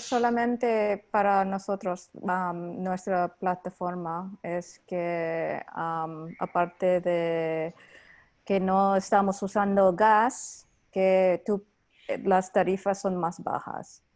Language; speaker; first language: Spanish; non-native, learner; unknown